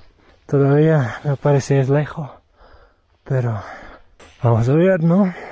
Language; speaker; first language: Spanish; non-native, learner; German